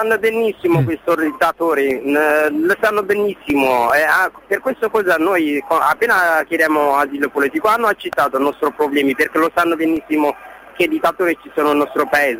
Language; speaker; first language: Italian; non-native, learner; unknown